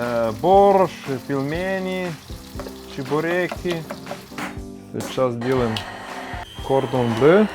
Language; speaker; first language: Russian; non-native, learner; German